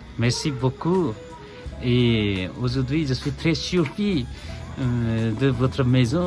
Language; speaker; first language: French; non-native, learner; Nepali